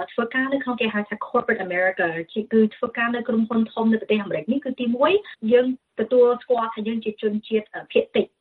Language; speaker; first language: Khmer; early bilingual, heritage; Khmer